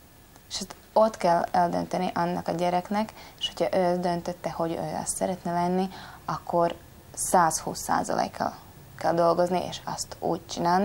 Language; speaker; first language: Hungarian; non-native, fluent; Latvian